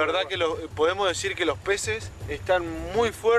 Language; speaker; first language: Spanish; native; Spanish